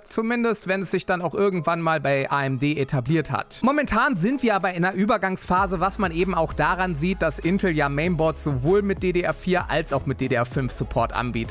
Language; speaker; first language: German; native; German